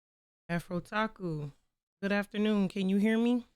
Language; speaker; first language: English; native; English